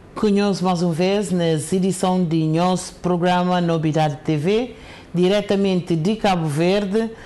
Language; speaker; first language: Portuguese; non-native, local second language; Kabuverdianu